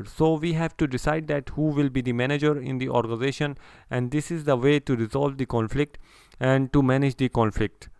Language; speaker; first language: English; non-native, local second language; Urdu